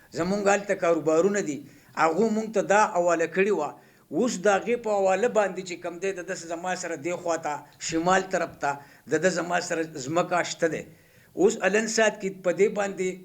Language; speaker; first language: Pashto; non-native, local second language; Gujari